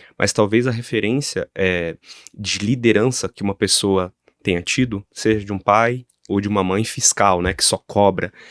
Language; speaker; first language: Portuguese; native; Portuguese